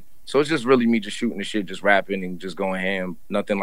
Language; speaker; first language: English; native; English